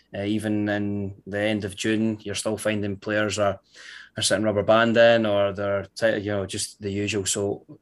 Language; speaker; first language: English; native; English